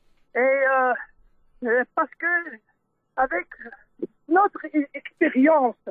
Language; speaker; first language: French; non-native, local second language; Dutch